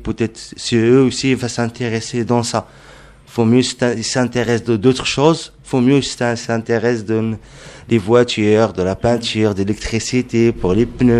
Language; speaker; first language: French; non-native, learner; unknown